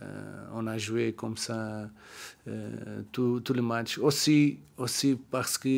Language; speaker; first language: French; non-native, learner; Portuguese